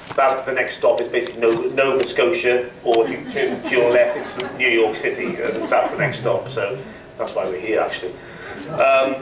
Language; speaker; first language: English; native; English